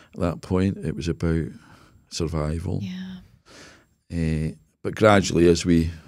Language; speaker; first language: English; native; English